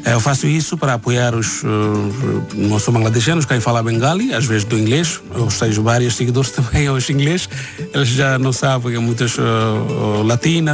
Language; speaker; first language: Portuguese; non-native, learner; Bangla